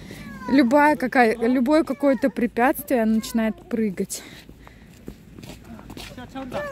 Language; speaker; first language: Russian; native; Russian